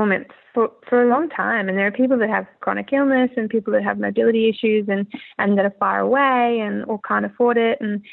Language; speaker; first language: English; native; English